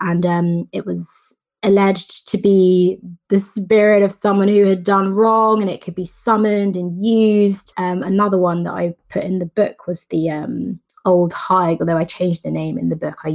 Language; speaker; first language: English; native; English